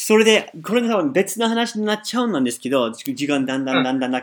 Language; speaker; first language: Japanese; non-native, fluent; English